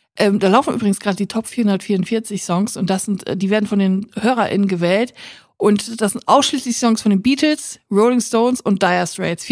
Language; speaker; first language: German; native; German